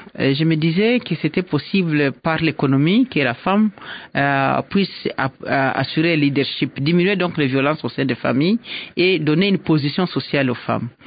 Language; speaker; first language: French; non-native, local second language; Swahili